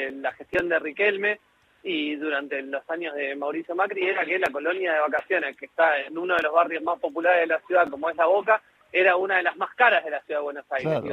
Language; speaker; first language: Spanish; native; Spanish